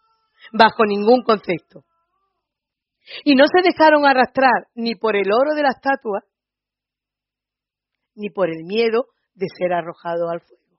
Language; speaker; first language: Spanish; native; Spanish